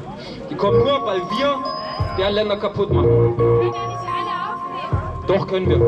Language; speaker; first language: German; native; German